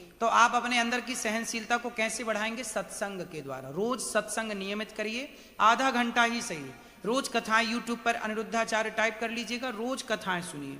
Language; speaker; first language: Hindi; native; Hindi